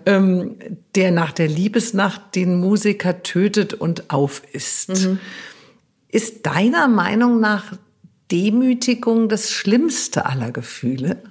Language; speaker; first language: German; native; German